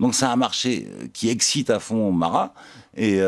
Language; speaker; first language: French; native; French